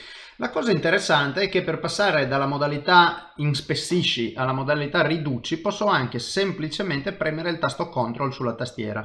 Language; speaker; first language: Italian; native; Italian